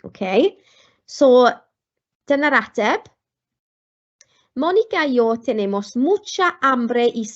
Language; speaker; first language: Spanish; non-native, fluent; Welsh